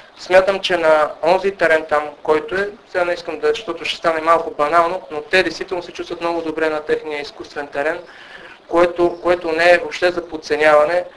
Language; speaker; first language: Bulgarian; native; Bulgarian